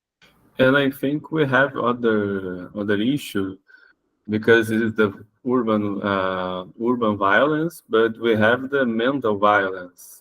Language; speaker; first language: English; non-native, learner; Portuguese